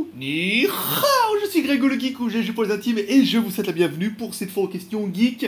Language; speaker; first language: French; native; French